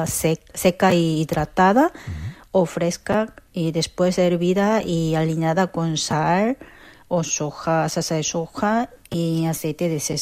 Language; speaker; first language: Spanish; non-native, fluent; Korean